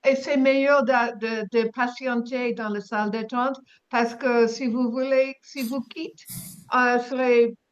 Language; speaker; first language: French; non-native, learner; English